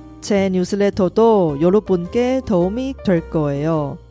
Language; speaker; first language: Korean; non-native, fluent; Chinese